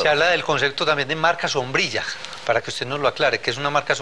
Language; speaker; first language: Spanish; native; Spanish